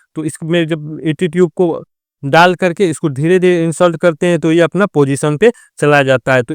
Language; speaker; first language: Hindi; native; Hindi